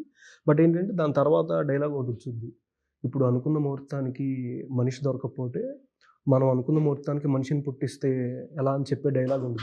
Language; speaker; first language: Telugu; native; Telugu